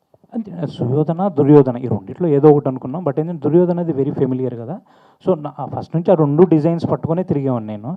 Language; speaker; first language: Telugu; native; Telugu